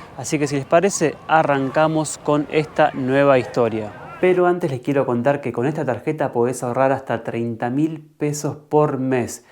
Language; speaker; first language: Spanish; native; Spanish